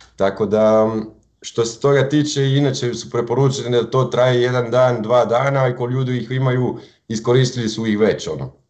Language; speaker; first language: Croatian; non-native, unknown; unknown